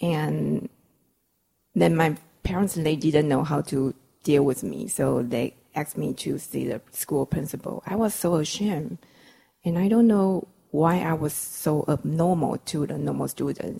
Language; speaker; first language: English; non-native, fluent; Chinese